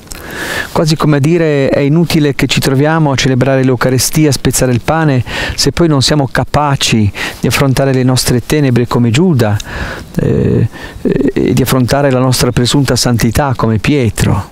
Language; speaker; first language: Italian; native; Italian